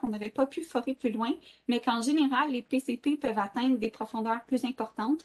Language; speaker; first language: French; native; French